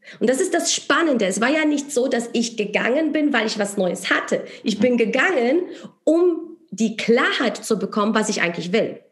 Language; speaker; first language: German; non-native, fluent; Polish